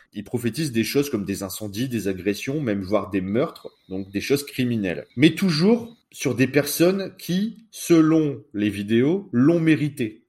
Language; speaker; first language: French; native; French